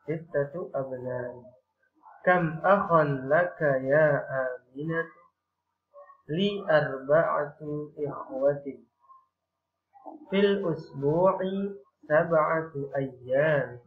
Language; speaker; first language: Arabic; non-native, fluent; Indonesian